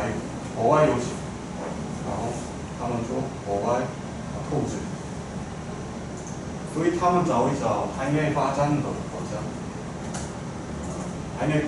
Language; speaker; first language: Chinese; non-native, fluent; Korean